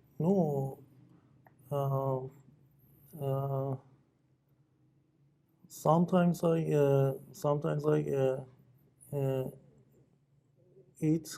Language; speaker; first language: English; non-native, learner; Persian